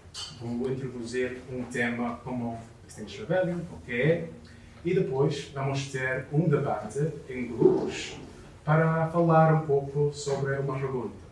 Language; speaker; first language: Portuguese; non-native, learner; English